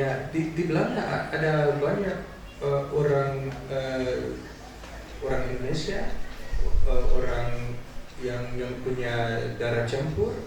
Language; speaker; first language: Indonesian; non-native, learner; Dutch